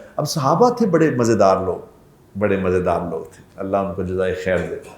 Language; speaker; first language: Urdu; native; Urdu